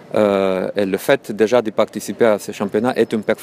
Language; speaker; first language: French; non-native, fluent; Romanian